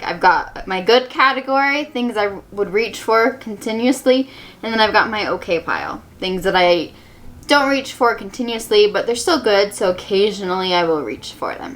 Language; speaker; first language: English; native; English